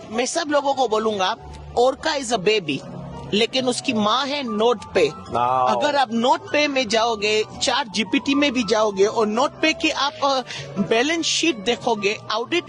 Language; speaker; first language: Hindi; native; Hindi